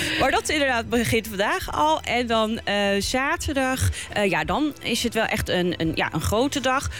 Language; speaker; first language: Dutch; native; Dutch